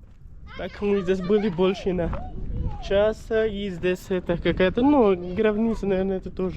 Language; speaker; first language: Russian; non-native, learner; Pashto